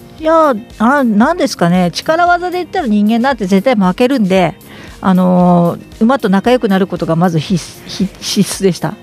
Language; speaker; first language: Japanese; native; Japanese